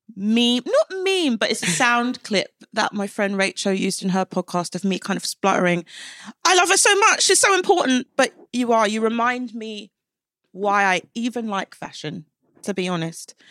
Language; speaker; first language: English; native; English